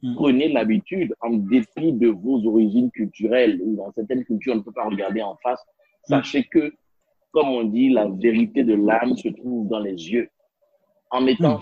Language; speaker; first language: French; non-native, local second language; Spanish